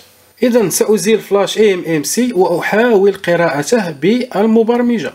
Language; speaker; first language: Arabic; native; Arabic